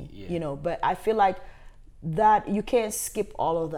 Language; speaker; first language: English; non-native, local second language; Wolof